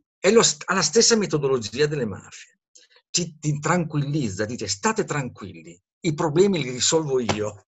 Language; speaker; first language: Italian; native; Italian